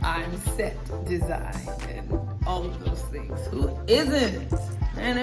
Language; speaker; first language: English; native; English